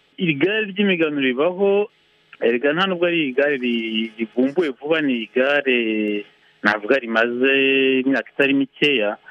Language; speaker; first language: Kinyarwanda; early bilingual, heritage; Kinyarwanda